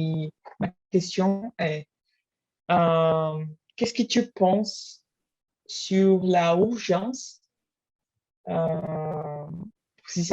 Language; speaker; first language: French; non-native, learner; Portuguese